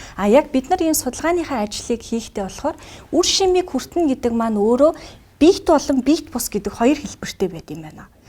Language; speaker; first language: Mongolian; native; Mongolian